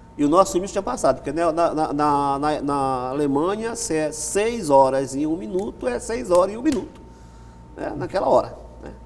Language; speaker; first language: Portuguese; native; Portuguese